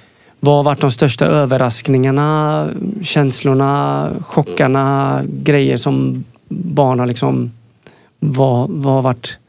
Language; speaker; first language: Swedish; native; Swedish